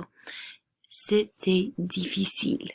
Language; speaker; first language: French; non-native, fluent; English